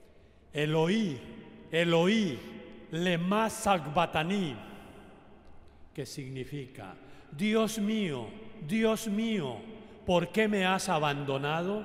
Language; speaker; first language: Spanish; native; Spanish